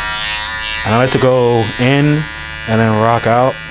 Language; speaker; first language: English; native; English